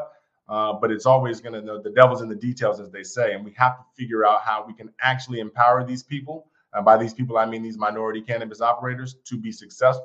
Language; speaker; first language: English; native; English